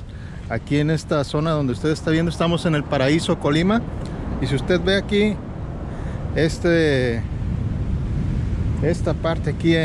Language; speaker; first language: Spanish; native; Spanish